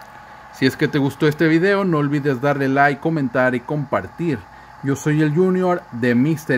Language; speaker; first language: Spanish; native; Spanish